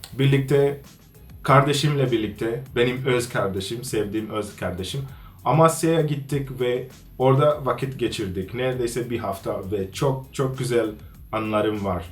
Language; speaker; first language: Turkish; non-native, fluent; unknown